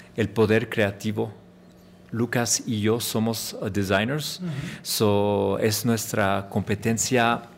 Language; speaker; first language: Spanish; early bilingual, heritage; Spanish